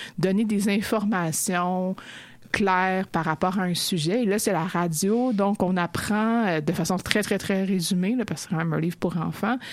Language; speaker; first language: French; native; French